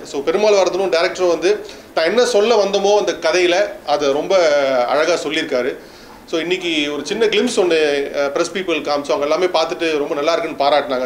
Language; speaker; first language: Tamil; native; Tamil